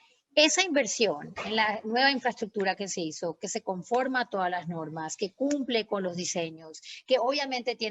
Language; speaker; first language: Spanish; native; Spanish